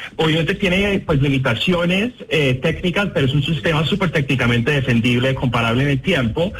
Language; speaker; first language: Spanish; non-native, fluent; English